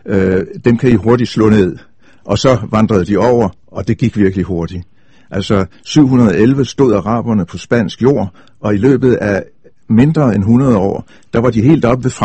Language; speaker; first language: Danish; native; Danish